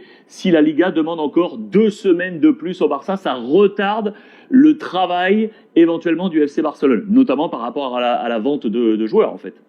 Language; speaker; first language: French; native; French